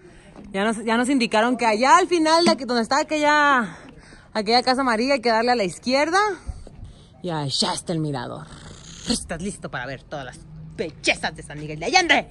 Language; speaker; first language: Spanish; native; Spanish